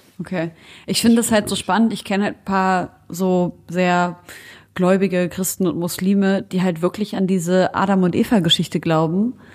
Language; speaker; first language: German; early bilingual, other home language; Arabic